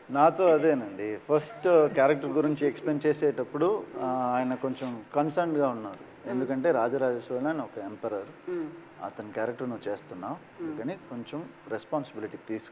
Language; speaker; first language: Telugu; early bilingual, heritage; Telugu